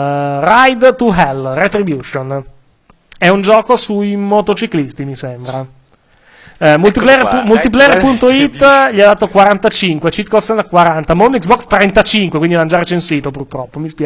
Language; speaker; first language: Italian; native; Italian